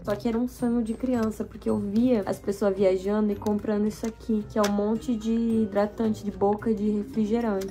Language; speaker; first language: Portuguese; native; Portuguese